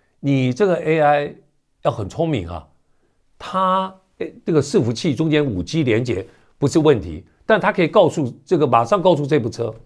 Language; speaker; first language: Chinese; native; Chinese